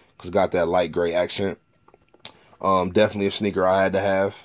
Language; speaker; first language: English; native; English